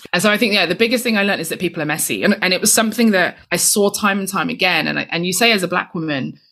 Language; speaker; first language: English; native; English